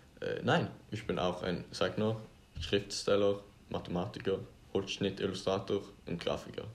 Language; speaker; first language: German; non-native, learner; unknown